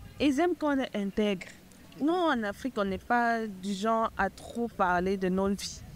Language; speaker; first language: French; native; French